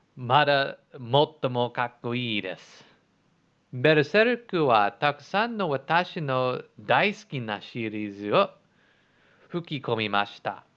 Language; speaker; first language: Japanese; non-native, learner; English